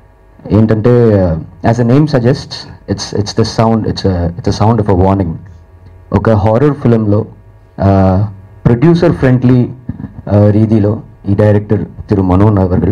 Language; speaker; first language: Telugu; non-native, learner; Tamil